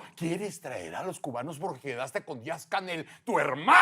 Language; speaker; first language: Spanish; native; Spanish